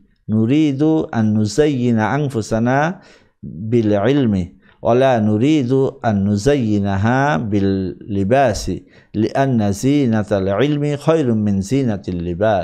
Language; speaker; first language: Arabic; non-native, fluent; Bangla